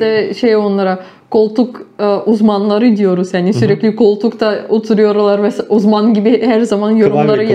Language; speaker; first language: Turkish; non-native, fluent; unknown